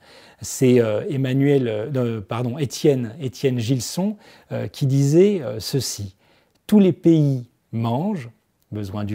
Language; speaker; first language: French; native; French